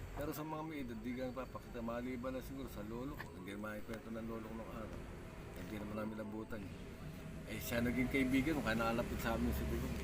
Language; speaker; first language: Filipino; native; Filipino